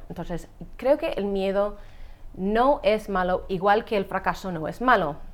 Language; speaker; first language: Spanish; non-native, fluent; English